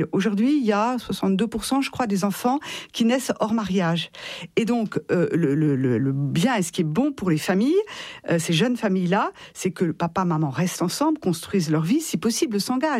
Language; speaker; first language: French; native; French